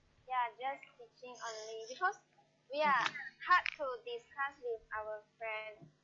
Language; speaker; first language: English; non-native, learner; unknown